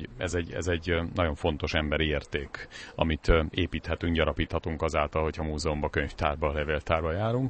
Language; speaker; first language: Hungarian; native; Hungarian